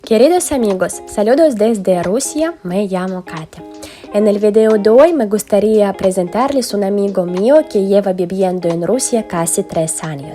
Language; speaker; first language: Spanish; non-native, fluent; Russian